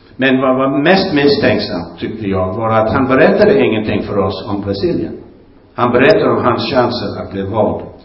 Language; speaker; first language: Swedish; non-native, fluent; English